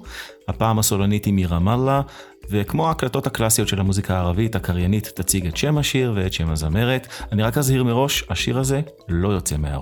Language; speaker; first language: Hebrew; native; Hebrew